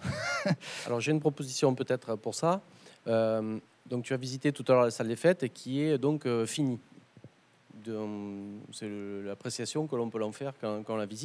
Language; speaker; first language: French; native; French